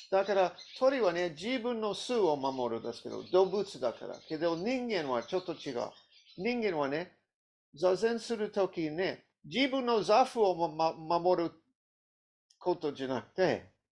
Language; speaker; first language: Japanese; non-native, learner; English